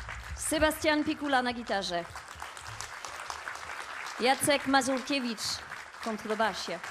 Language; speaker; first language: Polish; non-native, learner; French